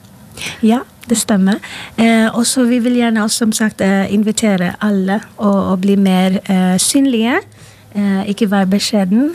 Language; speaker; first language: Norwegian; non-native, fluent; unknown